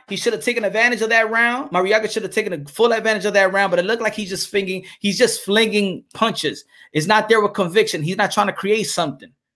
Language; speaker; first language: English; early bilingual, other home language; Spanish